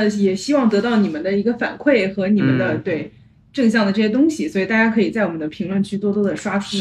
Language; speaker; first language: Chinese; native; Chinese